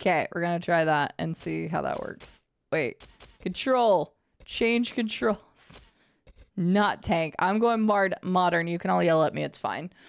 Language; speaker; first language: English; native; English